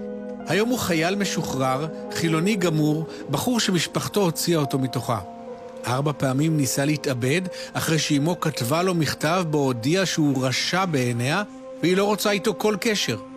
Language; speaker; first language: Hebrew; native; Hebrew